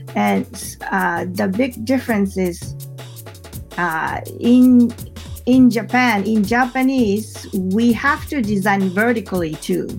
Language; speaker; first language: English; non-native, fluent; Japanese